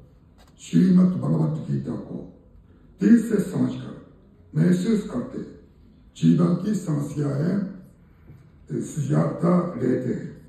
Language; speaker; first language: Hindi; non-native, fluent; Japanese